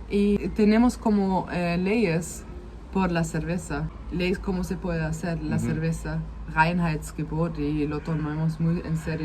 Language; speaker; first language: Spanish; non-native, fluent; German